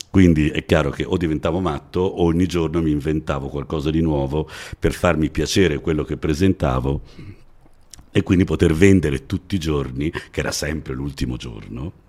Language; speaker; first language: Italian; native; Italian